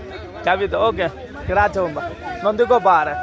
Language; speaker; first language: Italian; non-native, learner; Tamil